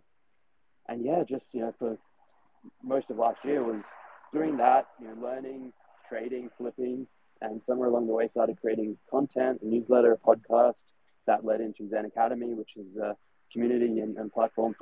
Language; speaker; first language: English; native; English